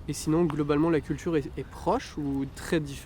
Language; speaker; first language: French; native; French